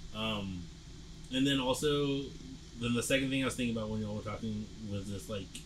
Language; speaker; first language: English; native; English